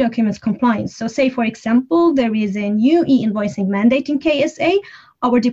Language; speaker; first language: English; non-native, fluent; Arabic